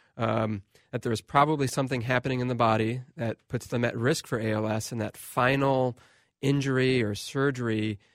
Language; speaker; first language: English; native; English